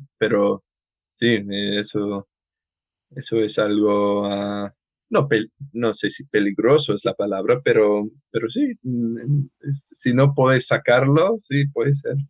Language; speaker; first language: Spanish; non-native, fluent; English